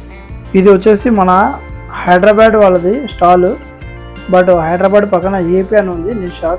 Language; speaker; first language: Telugu; native; Telugu